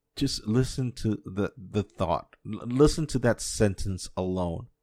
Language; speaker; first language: English; native; English